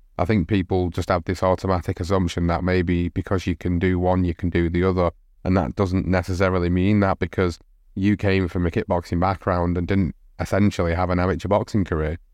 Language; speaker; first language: English; native; English